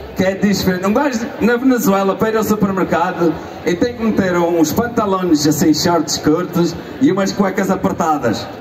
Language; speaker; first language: Portuguese; early bilingual, heritage; Portuguese